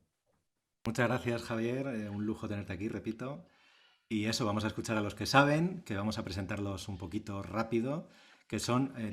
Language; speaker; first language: Spanish; native; Spanish